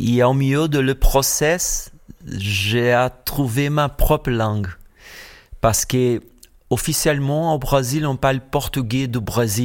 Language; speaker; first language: French; non-native, fluent; Portuguese